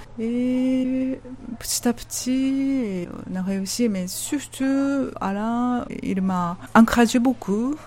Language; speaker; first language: French; non-native, fluent; Japanese